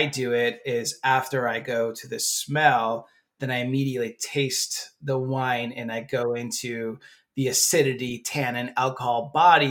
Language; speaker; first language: English; native; English